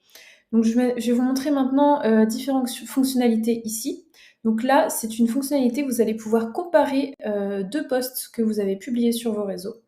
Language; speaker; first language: French; native; French